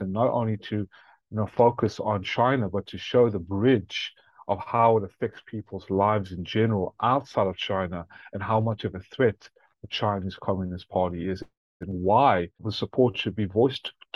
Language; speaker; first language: English; native; English